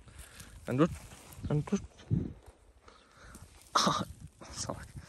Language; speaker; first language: Turkish; native; Turkish